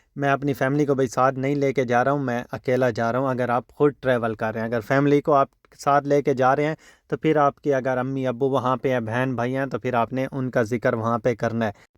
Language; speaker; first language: Urdu; non-native, local second language; Saraiki